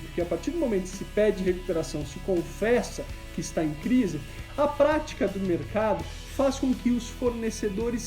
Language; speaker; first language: Portuguese; native; Portuguese